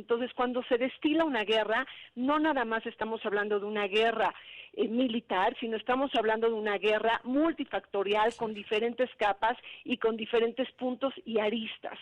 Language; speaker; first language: Spanish; native; Spanish